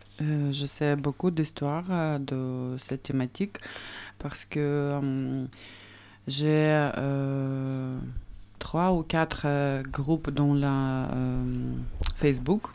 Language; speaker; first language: French; non-native, learner; Russian